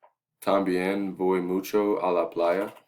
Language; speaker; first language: Spanish; non-native, learner; English